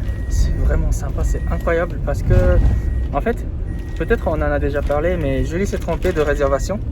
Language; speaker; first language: French; non-native, fluent; Japanese